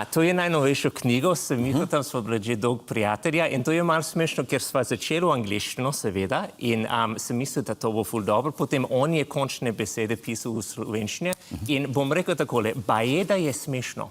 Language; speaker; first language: Slovenian; non-native, fluent; English